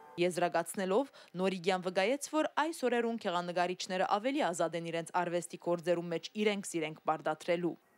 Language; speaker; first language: Armenian; early bilingual, heritage; Armenian